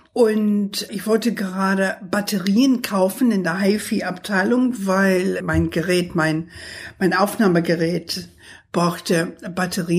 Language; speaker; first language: German; non-native, fluent; English